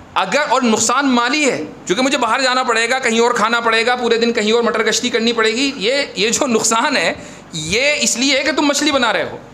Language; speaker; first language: Urdu; native; Urdu